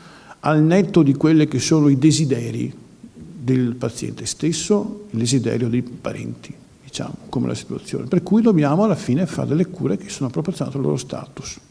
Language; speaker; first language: Italian; native; Italian